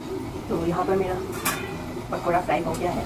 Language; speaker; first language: Hindi; native; Hindi